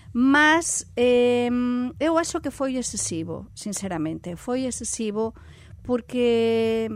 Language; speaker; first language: Portuguese; non-native, fluent; Spanish